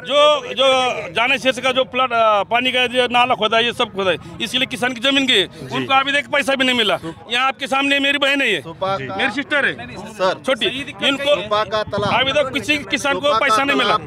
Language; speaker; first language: Hindi; non-native, local second language; Marathi